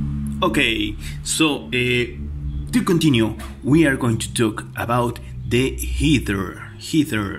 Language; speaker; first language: English; non-native, fluent; Spanish